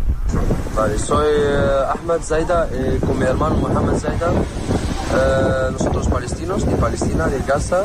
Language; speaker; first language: Spanish; non-native, learner; Arabic